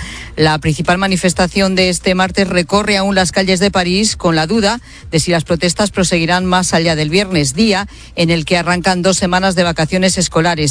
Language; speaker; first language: Spanish; native; Spanish